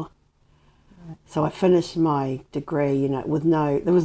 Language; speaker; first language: English; native; English